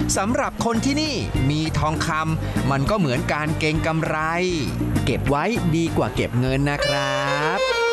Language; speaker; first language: Thai; native; Thai